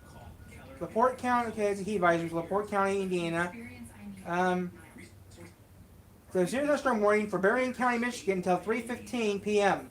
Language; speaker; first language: English; native; English